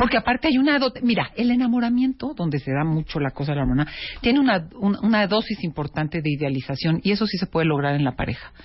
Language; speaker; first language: Spanish; native; Spanish